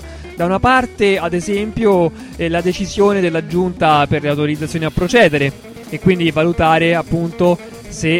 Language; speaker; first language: Italian; native; Italian